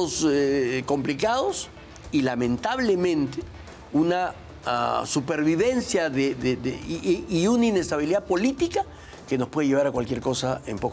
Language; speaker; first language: Spanish; native; Spanish